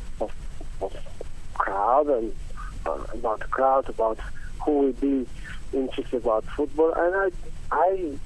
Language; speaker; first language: English; non-native, learner; Italian